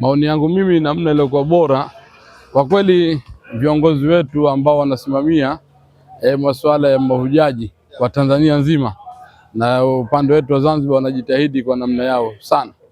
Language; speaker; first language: Swahili; native; Swahili